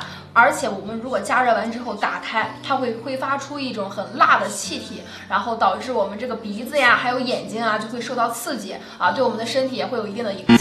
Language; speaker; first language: Chinese; native; Chinese